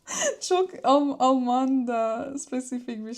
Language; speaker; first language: Turkish; non-native, learner; English